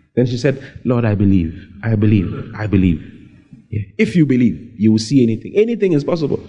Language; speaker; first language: English; non-native, local second language; Akan